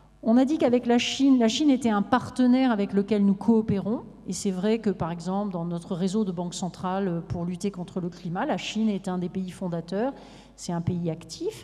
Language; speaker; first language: French; native; French